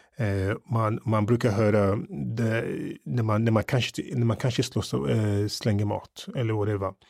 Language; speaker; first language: Swedish; early bilingual, other home language; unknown